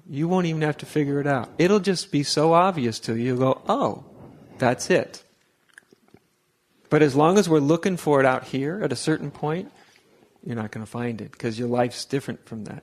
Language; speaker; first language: English; native; English